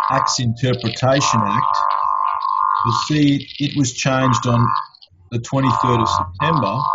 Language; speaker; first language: English; native; English